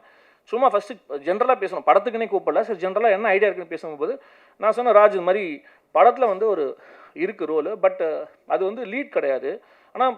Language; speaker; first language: Tamil; native; Tamil